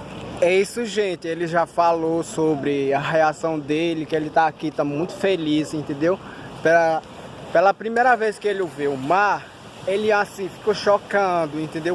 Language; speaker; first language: Portuguese; non-native, local second language; Ticuna